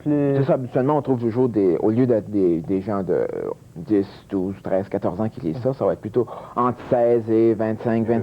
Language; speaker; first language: French; native; French